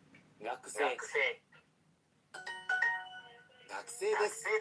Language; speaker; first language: Japanese; non-native, learner; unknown